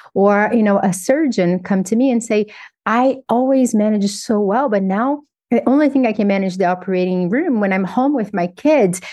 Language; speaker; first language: English; non-native, fluent; Portuguese